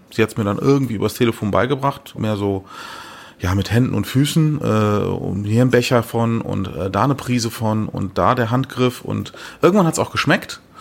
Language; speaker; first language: German; early bilingual, other home language; Turkish